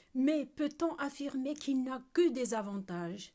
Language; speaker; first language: French; non-native, local second language; Arabic